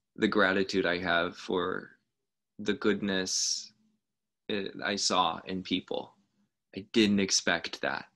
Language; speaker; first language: English; native; English